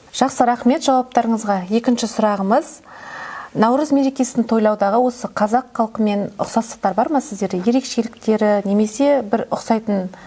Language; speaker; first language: Kazakh; native; Kazakh